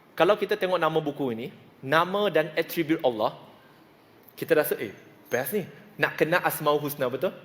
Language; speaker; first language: Malay; non-native, local second language; Chinese